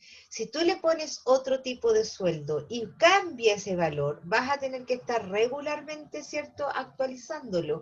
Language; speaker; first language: Spanish; native; Spanish